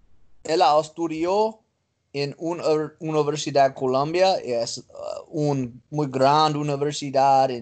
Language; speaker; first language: Spanish; non-native, learner; English